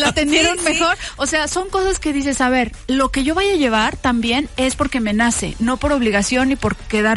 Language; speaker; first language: Spanish; native; Spanish